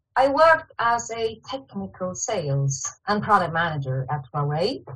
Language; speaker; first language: English; non-native, fluent; Chinese